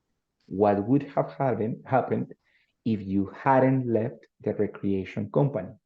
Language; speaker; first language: English; non-native, fluent; Spanish